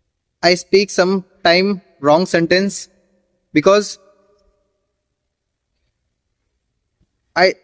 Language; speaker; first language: English; non-native, learner; Hindi